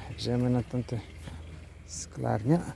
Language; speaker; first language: Polish; non-native, learner; Italian